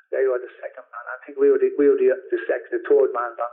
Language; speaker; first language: English; native; English